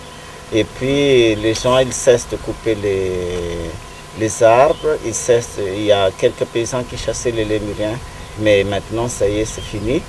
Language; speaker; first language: French; non-native, local second language; Malagasy